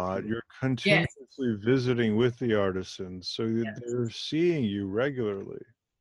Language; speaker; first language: English; non-native, fluent; Hindi